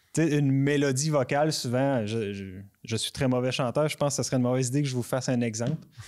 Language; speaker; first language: French; native; French